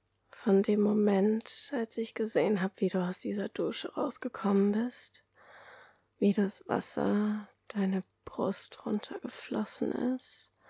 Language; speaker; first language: German; early bilingual, other home language; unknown